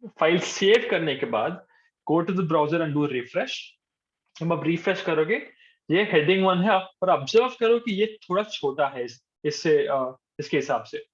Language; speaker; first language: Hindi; non-native, local second language; Telugu